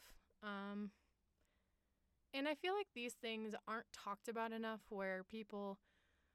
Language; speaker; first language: English; native; English